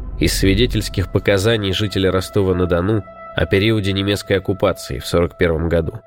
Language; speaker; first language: Russian; native; Russian